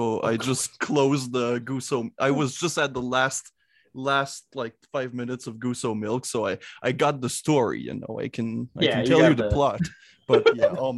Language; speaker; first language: English; non-native, fluent; French